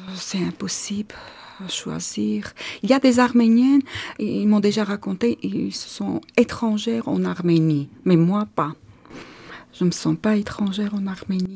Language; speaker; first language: French; non-native, fluent; Armenian